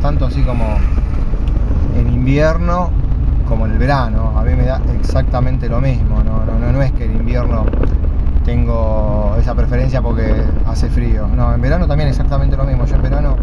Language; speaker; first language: Spanish; native; Spanish